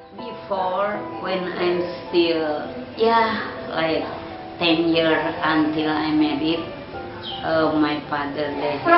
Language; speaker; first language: English; non-native, learner; Indonesian